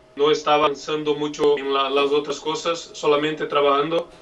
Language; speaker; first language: Spanish; non-native, learner; Portuguese